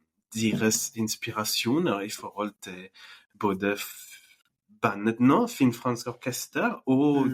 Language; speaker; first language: Norwegian; non-native, fluent; French